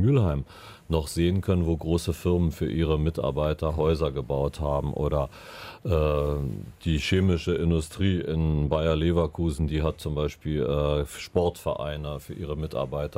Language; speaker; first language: German; native; German